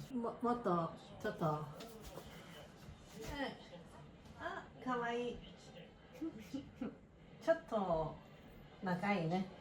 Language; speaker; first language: Japanese; non-native, learner; English